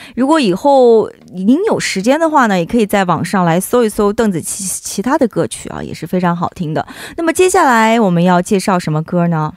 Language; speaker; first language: Chinese; native; Chinese